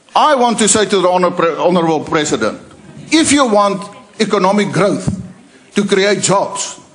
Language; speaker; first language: English; non-native, local second language; Afrikaans